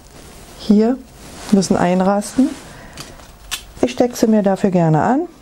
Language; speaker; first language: German; native; German